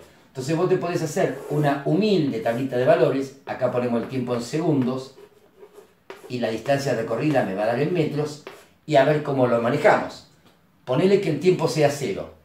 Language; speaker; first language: Spanish; native; Spanish